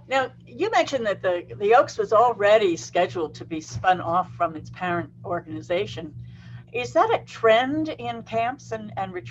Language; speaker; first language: English; native; English